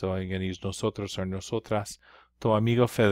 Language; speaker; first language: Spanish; non-native, fluent; English